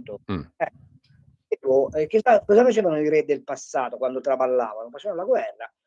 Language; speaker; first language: Italian; native; Italian